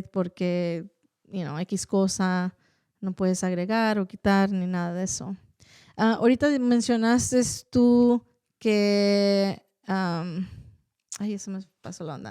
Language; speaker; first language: Spanish; early bilingual, heritage; Spanish